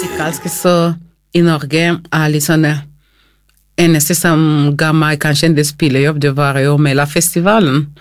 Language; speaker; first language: Norwegian; non-native, fluent; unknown